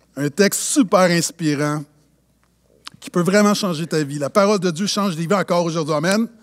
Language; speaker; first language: French; native; French